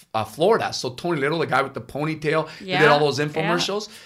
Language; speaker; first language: English; non-native, fluent; Italian